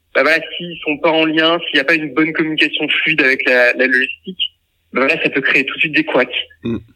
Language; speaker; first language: French; native; French